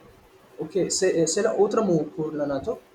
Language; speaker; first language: French; non-native, learner; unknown